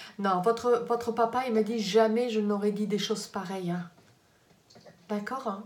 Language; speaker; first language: French; native; French